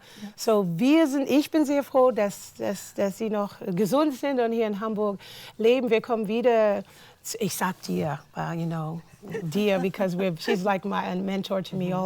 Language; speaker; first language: German; non-native, fluent; English